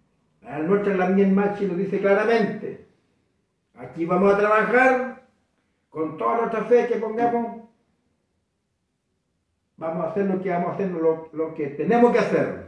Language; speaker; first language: Spanish; non-native, local second language; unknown